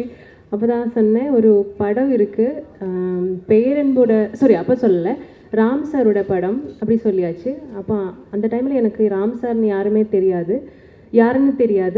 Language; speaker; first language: Tamil; non-native, learner; Malayalam